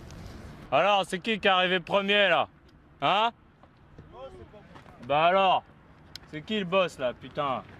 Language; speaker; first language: French; native; French